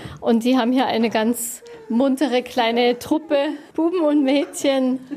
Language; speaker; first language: German; native; German